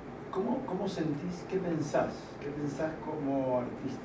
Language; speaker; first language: Spanish; native; Spanish